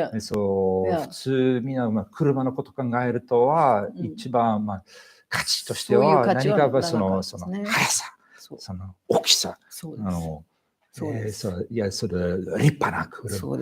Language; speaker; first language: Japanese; non-native, fluent; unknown